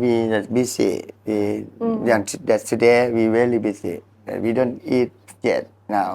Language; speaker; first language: English; non-native, learner; Thai